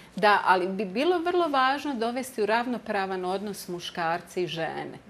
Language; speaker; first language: Croatian; native; Croatian